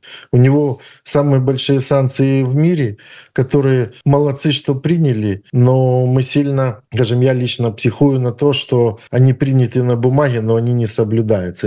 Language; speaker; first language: Russian; native; Russian